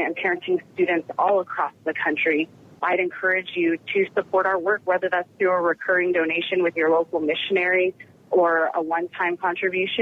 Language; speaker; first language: English; native; English